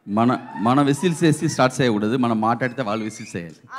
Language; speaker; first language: Telugu; non-native, learner; Tamil